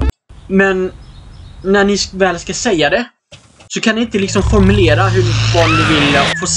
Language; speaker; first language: Swedish; native; Swedish